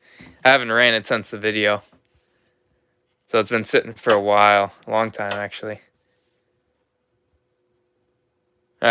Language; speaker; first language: English; native; English